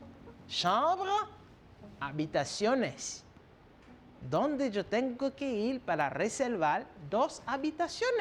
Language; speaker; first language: Spanish; non-native, fluent; French